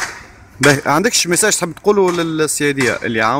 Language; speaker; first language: Arabic; native; Arabic